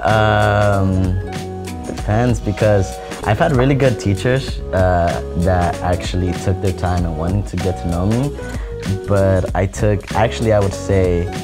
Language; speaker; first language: English; early bilingual, other home language; Spanish